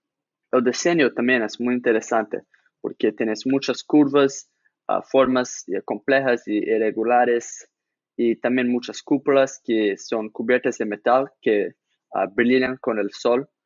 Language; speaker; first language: Spanish; non-native, learner; English